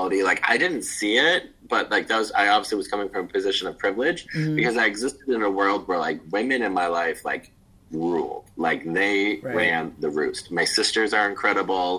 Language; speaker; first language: English; native; English